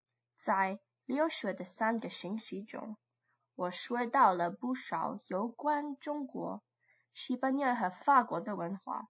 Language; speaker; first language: Chinese; non-native, learner; English